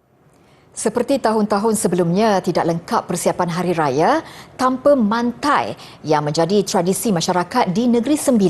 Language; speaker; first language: Malay; native; Malay